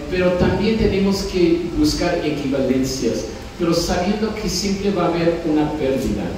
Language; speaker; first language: Spanish; non-native, fluent; English